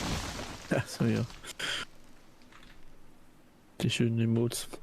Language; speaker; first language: German; native; German